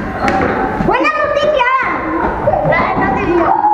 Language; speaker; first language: Spanish; native; Spanish